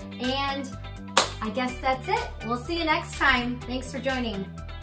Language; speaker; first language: English; native; English